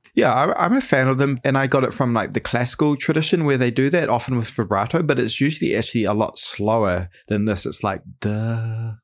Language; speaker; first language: English; native; English